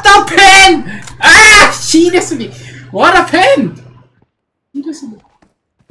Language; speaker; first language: English; non-native, learner; Korean